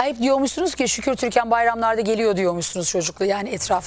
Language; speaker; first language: Turkish; native; Turkish